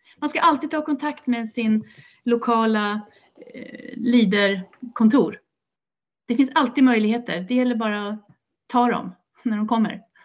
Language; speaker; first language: Swedish; native; Swedish